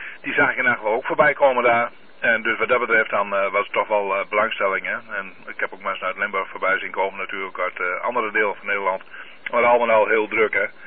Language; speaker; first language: Dutch; native; Dutch